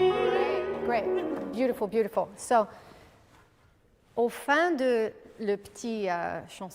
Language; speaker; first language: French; non-native, fluent; English